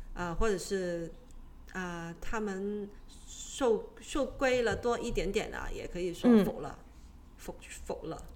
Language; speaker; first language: Chinese; non-native, local second language; Cantonese